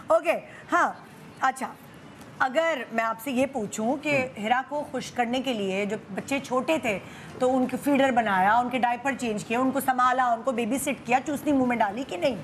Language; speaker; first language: Urdu; native; Urdu